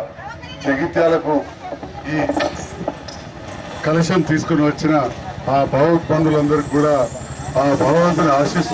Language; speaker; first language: Telugu; native; Telugu